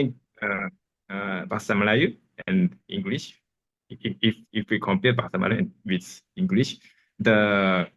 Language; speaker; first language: English; non-native, learner; Japanese